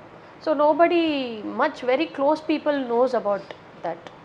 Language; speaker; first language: Telugu; non-native, fluent; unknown